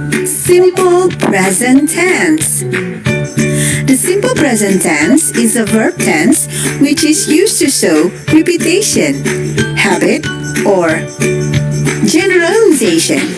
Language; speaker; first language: English; non-native, learner; Indonesian